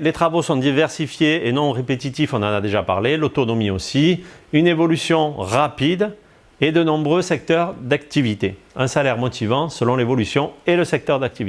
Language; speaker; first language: French; native; French